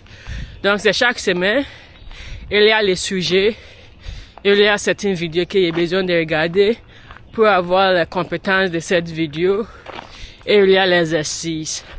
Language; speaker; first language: French; non-native, learner; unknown